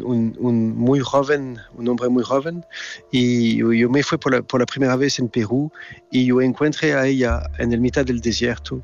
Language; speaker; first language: Spanish; non-native, learner; French